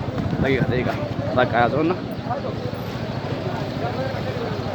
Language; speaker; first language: Arabic; non-native, learner; Oromo